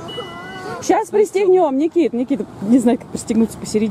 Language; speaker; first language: Russian; native; Russian